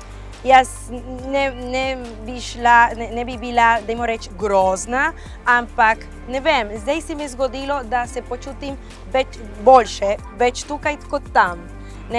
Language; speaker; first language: Slovenian; non-native, fluent; Spanish